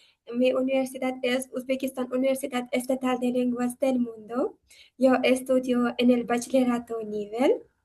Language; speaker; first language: Spanish; non-native, learner; Uzbek